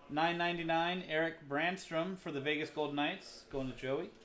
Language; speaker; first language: English; native; English